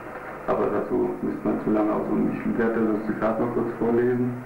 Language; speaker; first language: German; native; German